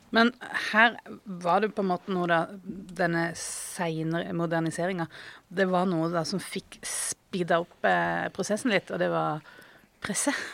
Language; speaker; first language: Norwegian; native; Norwegian